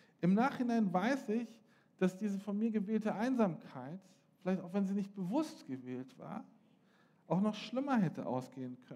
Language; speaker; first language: German; native; German